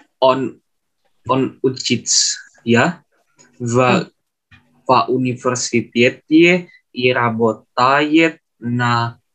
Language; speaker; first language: Russian; non-native, learner; Indonesian